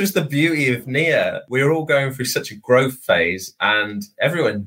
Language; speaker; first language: English; native; English